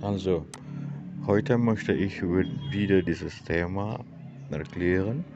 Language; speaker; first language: German; non-native, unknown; Indonesian